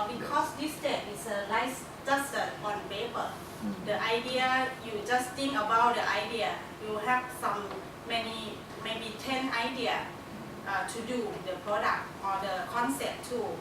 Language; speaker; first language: English; non-native, learner; Thai